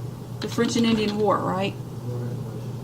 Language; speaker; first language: English; native; English